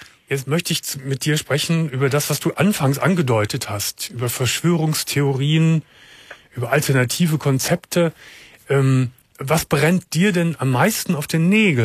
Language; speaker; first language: German; native; German